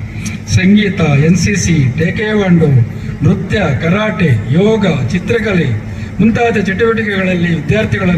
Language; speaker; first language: Kannada; native; Kannada